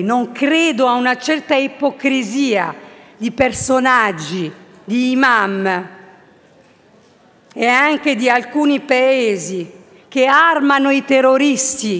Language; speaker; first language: Italian; non-native, fluent; Arabic